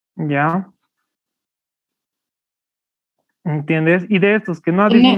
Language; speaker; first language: Spanish; native; Spanish